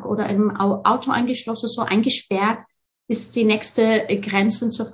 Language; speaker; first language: German; non-native, fluent; Arabic